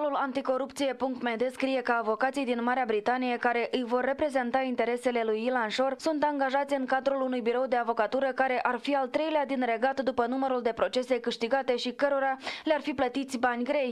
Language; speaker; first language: Romanian; native; Romanian